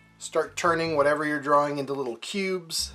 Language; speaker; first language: English; native; English